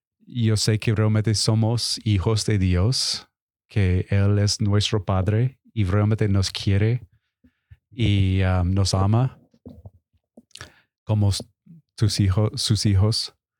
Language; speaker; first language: Spanish; non-native, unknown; English